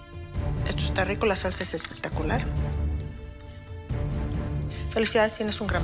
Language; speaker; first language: Spanish; native; Spanish